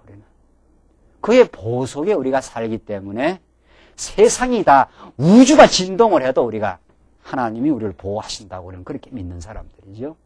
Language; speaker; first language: Korean; native; Korean